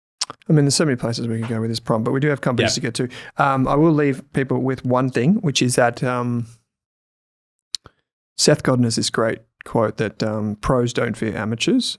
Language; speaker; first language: English; native; English